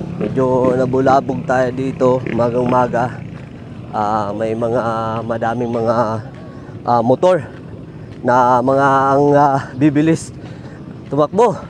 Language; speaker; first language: Filipino; non-native, local second language; Cebuano